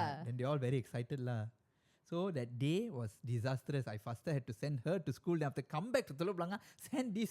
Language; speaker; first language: English; native; English